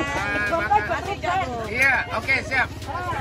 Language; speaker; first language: Indonesian; non-native, learner; Japanese